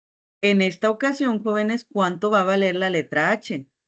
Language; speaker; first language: Spanish; native; Spanish